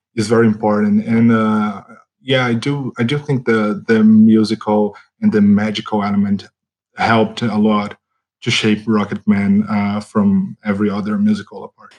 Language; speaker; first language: English; non-native, fluent; Portuguese